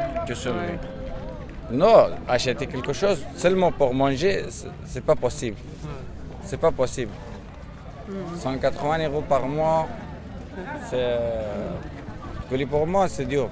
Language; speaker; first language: French; non-native, learner; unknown